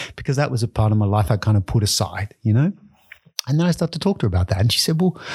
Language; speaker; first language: English; native; English